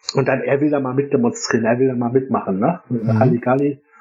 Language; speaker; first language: German; native; German